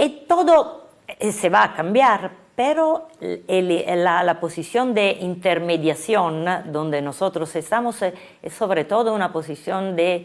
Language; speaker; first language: Spanish; non-native, fluent; Italian